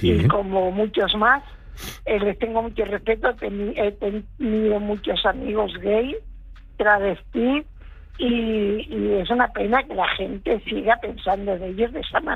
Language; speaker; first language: Spanish; native; Spanish